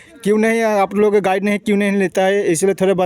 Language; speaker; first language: Hindi; non-native, local second language; Bangla